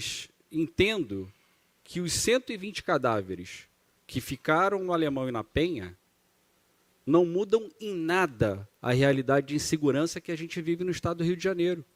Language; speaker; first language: Portuguese; native; Portuguese